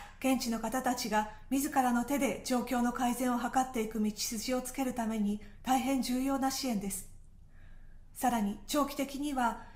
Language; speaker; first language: Japanese; native; Japanese